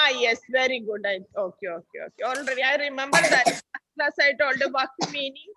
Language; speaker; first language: English; non-native, local second language; Malayalam